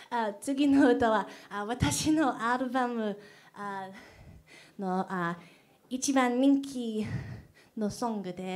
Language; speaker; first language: Japanese; non-native, learner; English